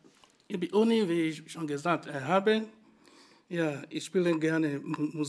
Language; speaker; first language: German; non-native, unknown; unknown